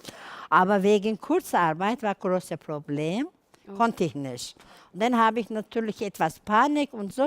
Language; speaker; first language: German; non-native, learner; Turkish